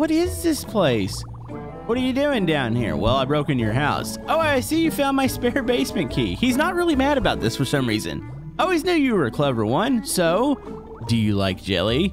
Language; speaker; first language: English; native; English